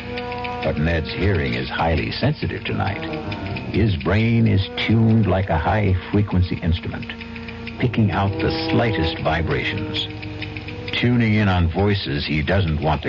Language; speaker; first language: English; native; English